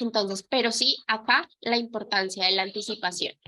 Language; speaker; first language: Spanish; native; Spanish